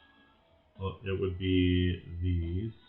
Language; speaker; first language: English; native; English